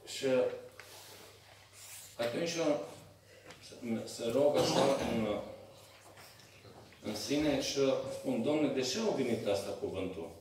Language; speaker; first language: Romanian; non-native, learner; Serbian